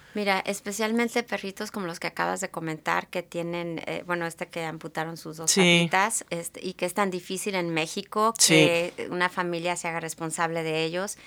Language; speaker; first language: Spanish; native; Spanish